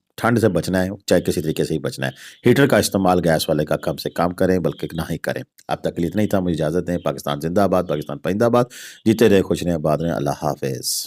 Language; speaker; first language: Urdu; non-native, local second language; Pahari-Potwari